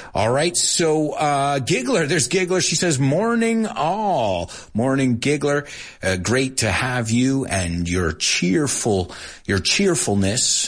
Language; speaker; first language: English; early bilingual, other home language; Spanish